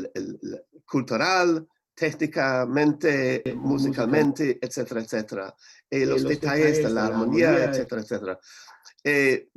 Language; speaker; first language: Spanish; non-native, learner; English